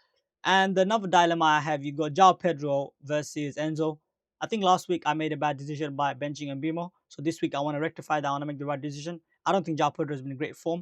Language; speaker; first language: English; native; English